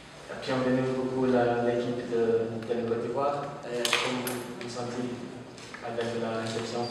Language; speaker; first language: French; non-native, learner; Portuguese